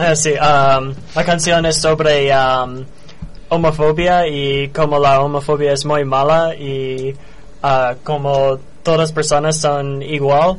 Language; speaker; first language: Spanish; non-native, learner; English